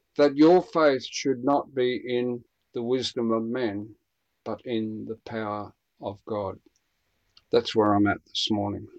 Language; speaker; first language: English; native; English